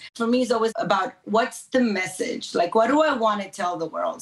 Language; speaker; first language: English; early bilingual, other home language; Spanish